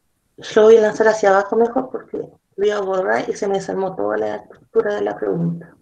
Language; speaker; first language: Spanish; native; Spanish